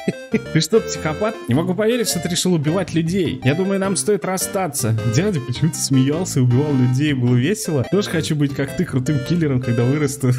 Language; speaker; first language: Russian; native; Russian